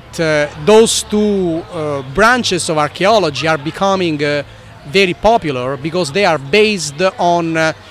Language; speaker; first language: English; non-native, fluent; Italian